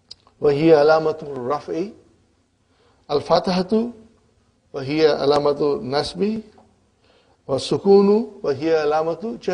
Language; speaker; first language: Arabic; non-native, fluent; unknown